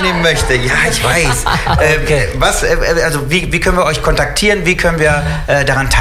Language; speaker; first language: German; native; German